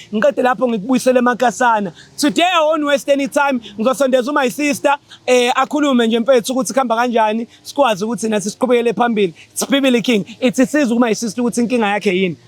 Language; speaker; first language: Zulu; native; Zulu